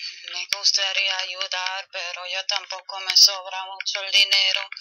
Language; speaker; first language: Spanish; non-native, learner; German